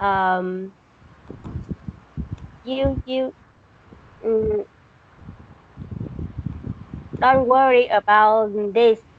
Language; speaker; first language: English; non-native, learner; Vietnamese